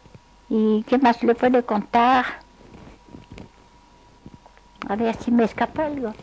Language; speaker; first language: Spanish; non-native, fluent; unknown